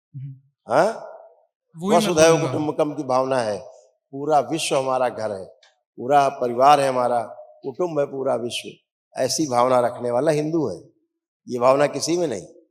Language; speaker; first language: Hindi; native; Hindi